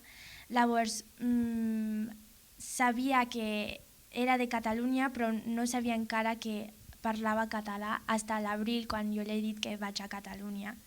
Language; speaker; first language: Catalan; non-native, learner; English